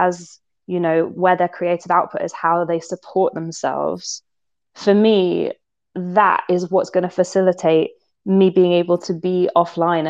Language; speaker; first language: English; native; English